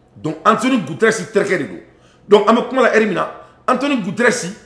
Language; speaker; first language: French; non-native, local second language; Bambara